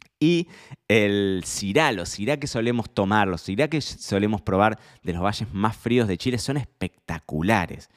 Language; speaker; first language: Spanish; native; Spanish